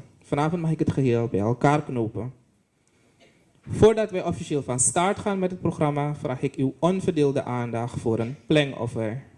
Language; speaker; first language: Dutch; native; Dutch